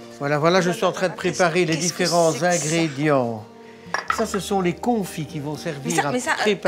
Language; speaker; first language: French; native; French